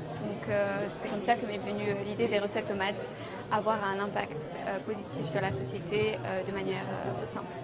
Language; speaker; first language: French; non-native, local second language; Arabic